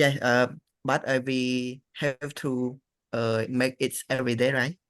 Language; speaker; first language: English; non-native, learner; Khmer